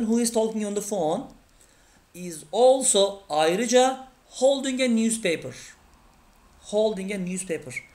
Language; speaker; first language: English; non-native, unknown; Turkish